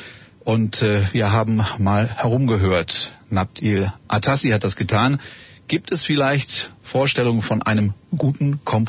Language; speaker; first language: German; native; German